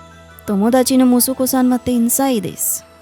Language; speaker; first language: Japanese; non-native, fluent; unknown